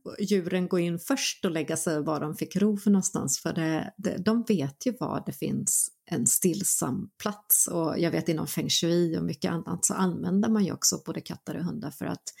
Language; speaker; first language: Swedish; early bilingual, other home language; Finnish